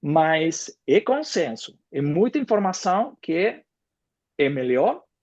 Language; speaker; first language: Portuguese; non-native, fluent; Spanish